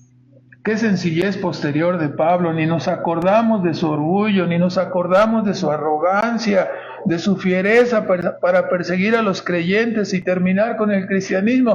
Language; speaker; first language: Spanish; native; Spanish